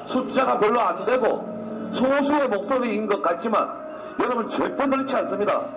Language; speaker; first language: Korean; native; Korean